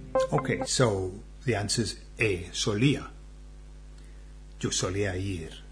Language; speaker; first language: Spanish; non-native, fluent; English